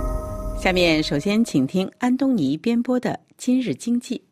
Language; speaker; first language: Chinese; native; Chinese